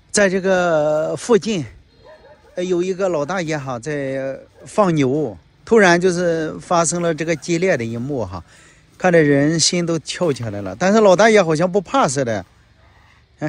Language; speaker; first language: Chinese; native; Chinese